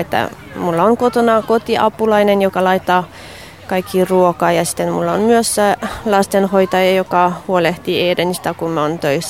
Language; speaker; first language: Finnish; non-native, fluent; French